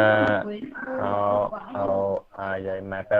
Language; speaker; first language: English; non-native, learner; Vietnamese